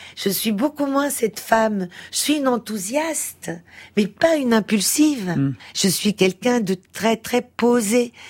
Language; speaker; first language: French; early bilingual, other home language; Portuguese